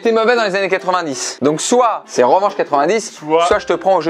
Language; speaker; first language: French; native; French